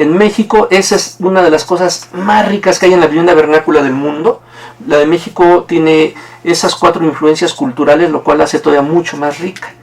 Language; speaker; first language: Spanish; native; Spanish